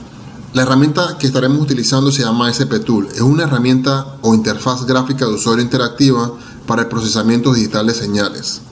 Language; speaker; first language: Spanish; native; Spanish